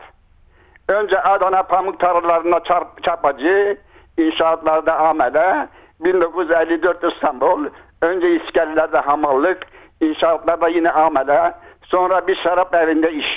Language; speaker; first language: Turkish; non-native, local second language; Kurdish